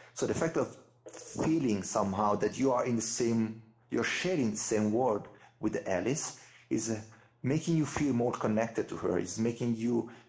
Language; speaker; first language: English; non-native, fluent; Italian